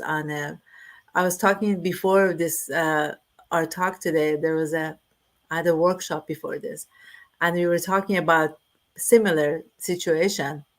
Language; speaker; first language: English; non-native, fluent; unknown